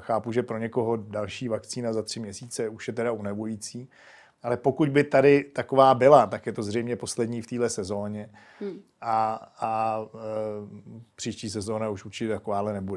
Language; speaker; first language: Czech; native; Czech